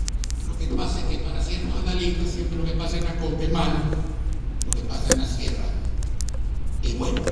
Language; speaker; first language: Spanish; native; Spanish